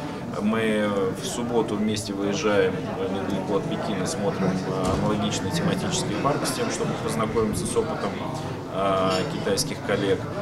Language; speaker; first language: Russian; native; Russian